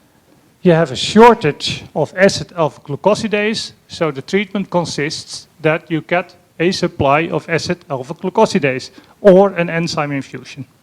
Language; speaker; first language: English; non-native, fluent; Dutch